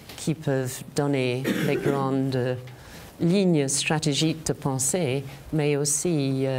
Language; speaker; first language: French; non-native, fluent; English